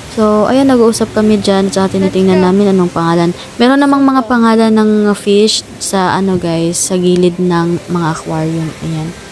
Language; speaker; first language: Filipino; non-native, local second language; Cebuano